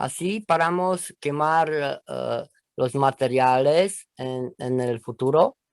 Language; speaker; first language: Spanish; non-native, learner; Romanian